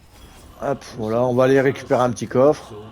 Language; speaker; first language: French; native; French